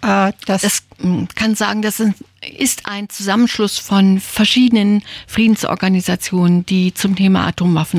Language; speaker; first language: German; native; German